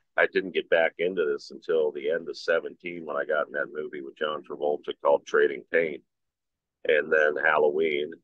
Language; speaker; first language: English; native; English